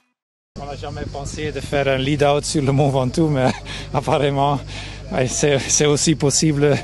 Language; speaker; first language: French; non-native, local second language; Dutch